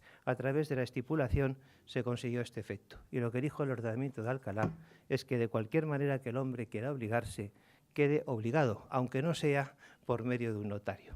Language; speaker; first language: Spanish; native; Spanish